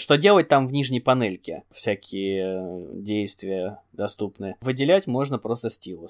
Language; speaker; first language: Russian; native; Russian